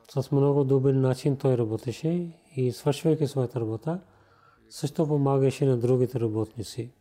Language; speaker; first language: Bulgarian; non-native, learner; Urdu